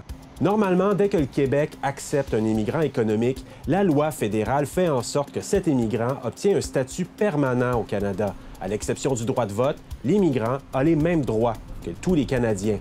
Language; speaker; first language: French; native; French